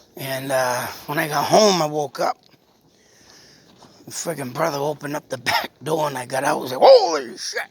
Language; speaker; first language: English; native; English